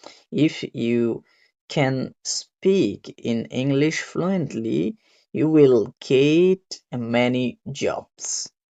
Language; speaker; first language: English; non-native, learner; Bangla